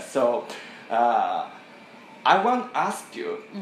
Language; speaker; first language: English; non-native, learner; Japanese